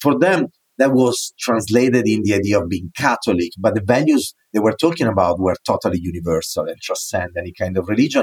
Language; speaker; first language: English; non-native, fluent; Italian